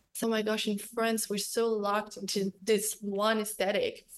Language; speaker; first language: English; non-native, fluent; French